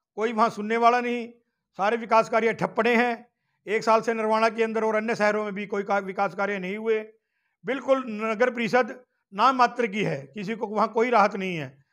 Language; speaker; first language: Hindi; native; Hindi